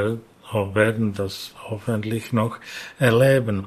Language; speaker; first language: German; non-native, fluent; Czech